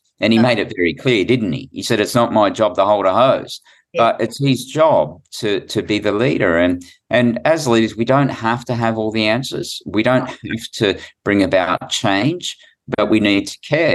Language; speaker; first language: English; native; English